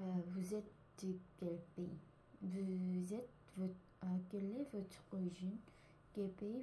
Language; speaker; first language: French; non-native, learner; Korean